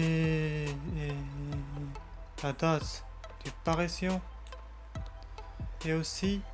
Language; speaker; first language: French; non-native, learner; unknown